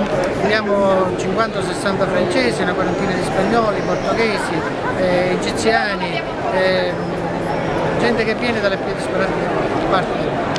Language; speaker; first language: Italian; native; Italian